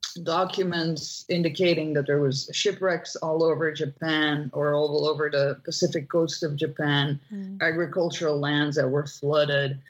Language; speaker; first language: English; non-native, fluent; Dutch